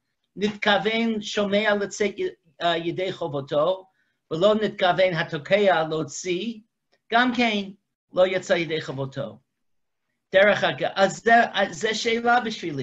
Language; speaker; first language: Hebrew; non-native, fluent; English